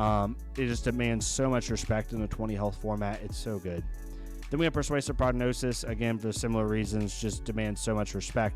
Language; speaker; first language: English; native; English